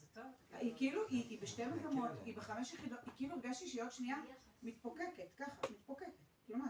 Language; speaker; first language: Hebrew; native; Hebrew